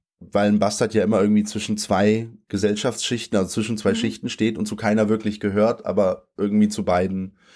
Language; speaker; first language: German; early bilingual, other home language; Polish